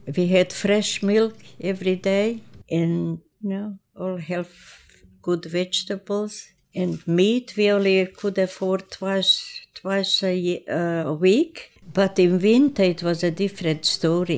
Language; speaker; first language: English; non-native, fluent; Croatian